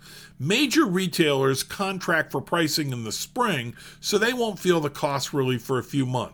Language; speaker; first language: English; native; English